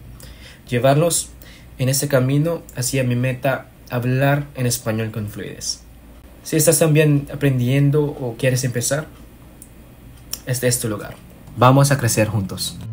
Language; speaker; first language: Spanish; non-native, learner; Filipino